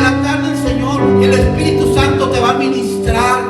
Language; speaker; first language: Spanish; native; Spanish